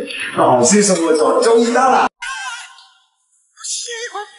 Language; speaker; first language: Chinese; native; Chinese